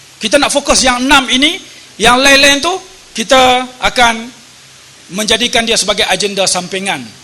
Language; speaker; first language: Malay; native; Malay